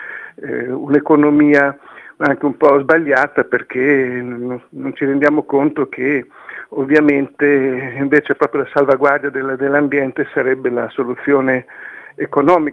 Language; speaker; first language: Italian; native; Italian